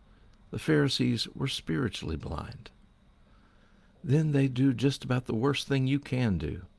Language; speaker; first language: English; native; English